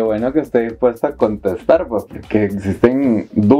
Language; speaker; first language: Spanish; native; Spanish